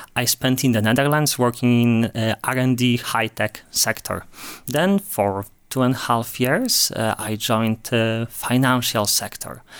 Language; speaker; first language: English; non-native, fluent; Polish